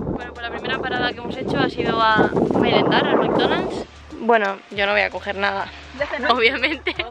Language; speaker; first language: Spanish; native; Spanish